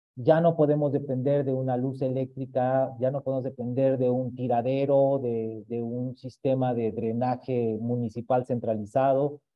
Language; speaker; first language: Spanish; native; Spanish